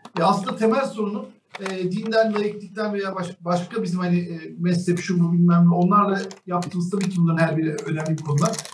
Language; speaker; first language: Turkish; native; Turkish